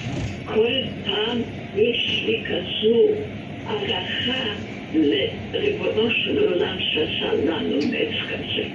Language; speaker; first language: Hebrew; non-native, fluent; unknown